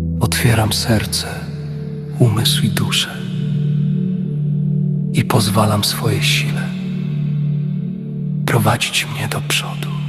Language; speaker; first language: Polish; native; Polish